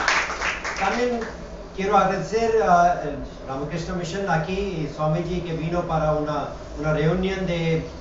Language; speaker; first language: Spanish; non-native, fluent; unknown